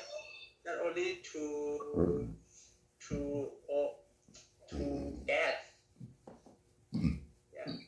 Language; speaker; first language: English; non-native, learner; Thai